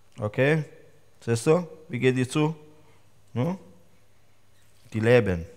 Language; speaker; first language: German; non-native, learner; Italian